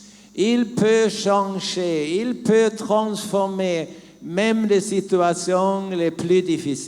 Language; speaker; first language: French; non-native, learner; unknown